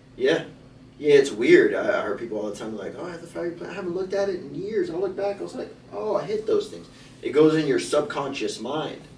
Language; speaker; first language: English; native; English